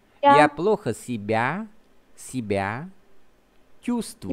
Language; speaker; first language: Russian; non-native, fluent; Vietnamese